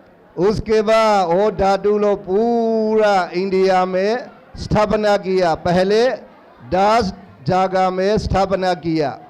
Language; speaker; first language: Hindi; non-native, learner; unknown